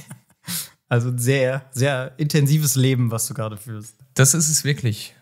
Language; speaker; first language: German; native; German